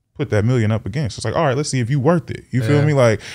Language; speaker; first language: English; native; English